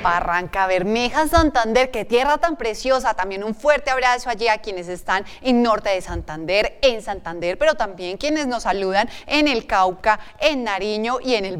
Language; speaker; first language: Spanish; native; Spanish